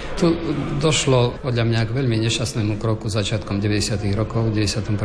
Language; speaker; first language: Slovak; non-native, local second language; Ukrainian